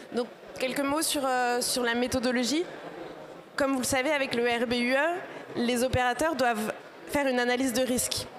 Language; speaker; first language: French; native; French